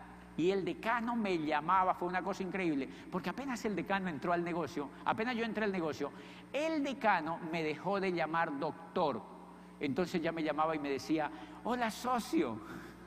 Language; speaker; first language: Spanish; native; Spanish